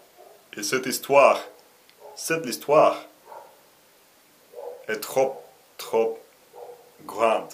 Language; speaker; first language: French; non-native, learner; Russian